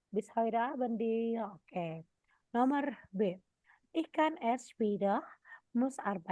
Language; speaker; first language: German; non-native, fluent; Indonesian